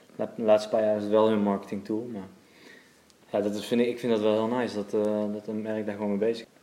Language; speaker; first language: Dutch; native; Dutch